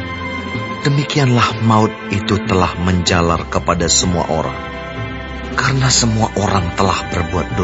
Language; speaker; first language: Indonesian; native; Indonesian